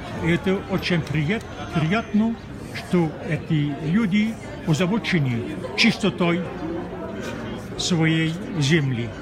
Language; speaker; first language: Russian; non-native, fluent; French